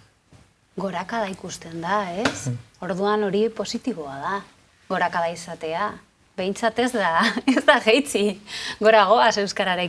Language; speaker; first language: Basque; non-native, local second language; Spanish